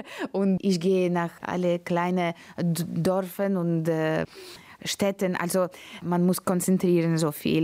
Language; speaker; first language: German; non-native, learner; Latvian